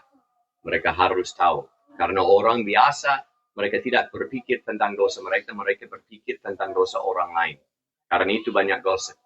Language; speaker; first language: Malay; non-native, fluent; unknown